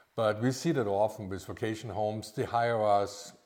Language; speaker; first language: English; non-native, fluent; German